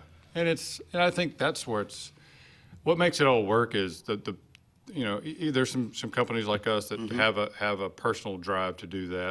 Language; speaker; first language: English; native; English